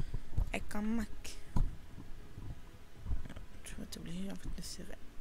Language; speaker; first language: French; native; French